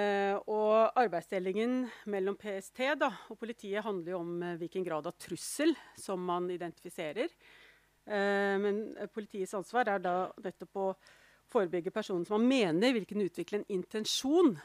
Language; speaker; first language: Norwegian; native; Norwegian